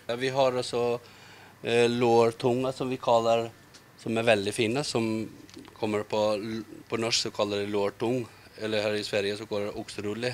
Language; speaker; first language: Norwegian; non-native, learner; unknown